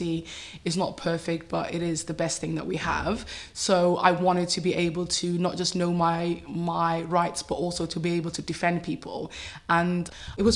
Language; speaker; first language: English; native; English